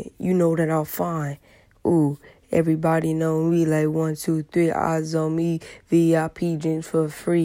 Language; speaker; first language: English; native; English